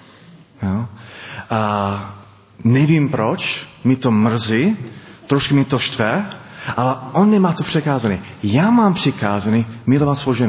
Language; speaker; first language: Czech; non-native, learner; English